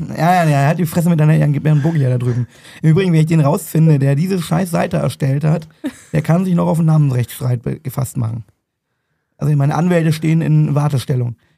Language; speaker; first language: German; native; German